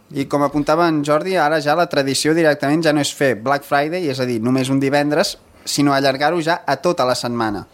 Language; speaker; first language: Catalan; native; Catalan